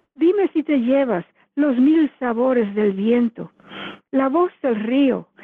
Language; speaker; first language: Spanish; early bilingual, heritage; Spanish